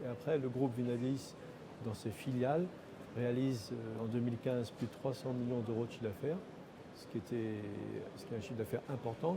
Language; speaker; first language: French; native; French